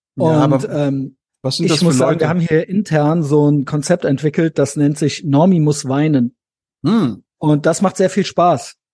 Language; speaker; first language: German; native; German